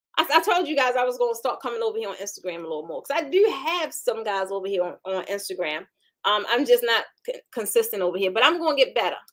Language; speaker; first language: English; native; English